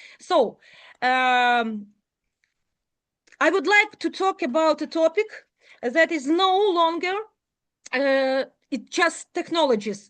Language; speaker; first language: English; non-native, learner; Ukrainian